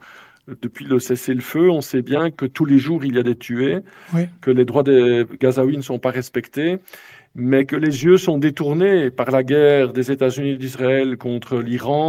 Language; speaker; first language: French; native; French